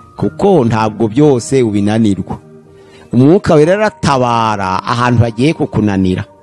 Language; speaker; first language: Kinyarwanda; native; Kinyarwanda